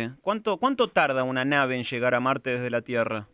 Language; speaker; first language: Spanish; native; Spanish